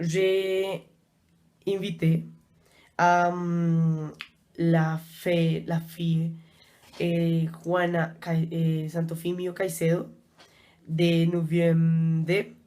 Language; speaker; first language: French; non-native, learner; Spanish